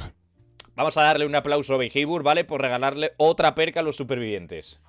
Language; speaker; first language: Spanish; native; Spanish